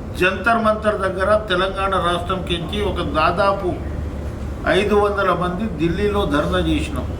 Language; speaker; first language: Telugu; non-native, local second language; Lambadi